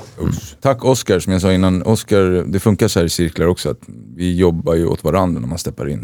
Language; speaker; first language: Swedish; native; Swedish